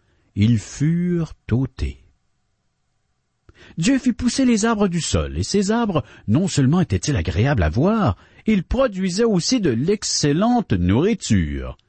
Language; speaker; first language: French; native; French